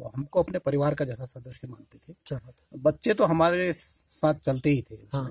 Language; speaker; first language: Hindi; native; Hindi